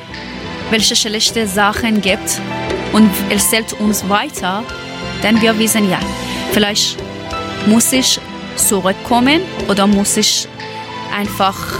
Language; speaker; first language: German; non-native, learner; Persian